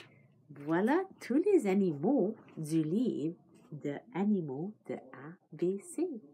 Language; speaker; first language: French; non-native, fluent; English